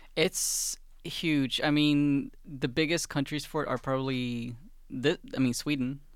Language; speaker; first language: English; early bilingual, other home language; Swedish